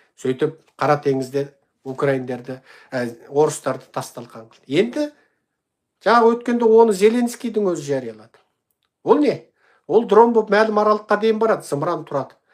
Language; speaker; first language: Kazakh; native; Kazakh